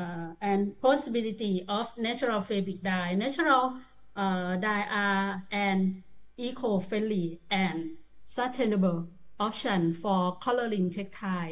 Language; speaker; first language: English; non-native, learner; Thai